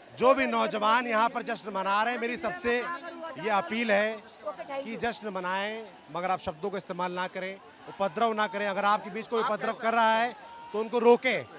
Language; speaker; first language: Hindi; native; Hindi